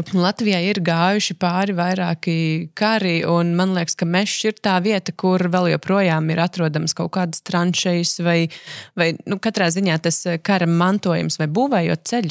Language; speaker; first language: Latvian; native; Latvian